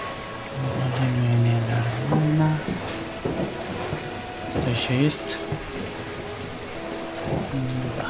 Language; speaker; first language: Russian; non-native, learner; Spanish